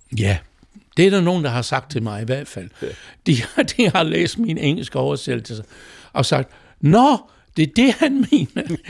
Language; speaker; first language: Danish; non-native, fluent; English